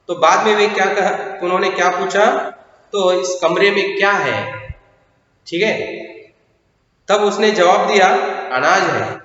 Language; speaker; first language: Hindi; non-native, local second language; Kannada